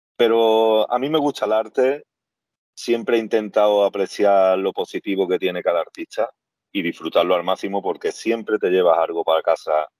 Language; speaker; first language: Spanish; native; Spanish